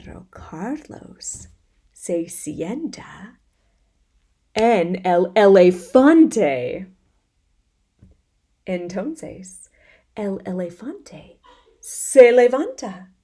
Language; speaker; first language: Spanish; non-native, fluent; English